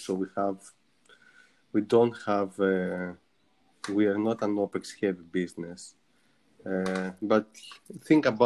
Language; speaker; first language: English; non-native, fluent; Greek